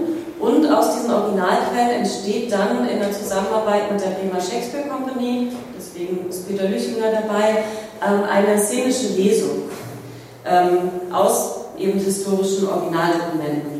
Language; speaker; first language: German; native; German